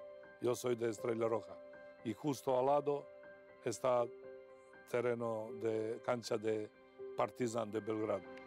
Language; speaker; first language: Spanish; non-native, fluent; Serbian